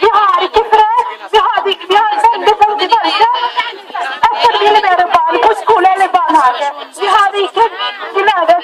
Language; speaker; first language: Norwegian; non-native, learner; Somali